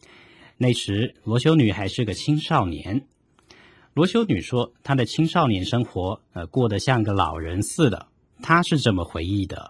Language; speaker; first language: Chinese; native; Chinese